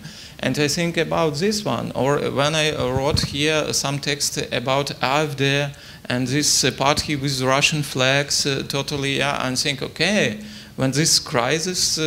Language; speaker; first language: English; non-native, learner; Ukrainian